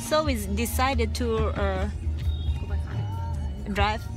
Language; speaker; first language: English; non-native, learner; Thai